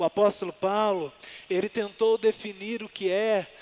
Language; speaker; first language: Portuguese; native; Portuguese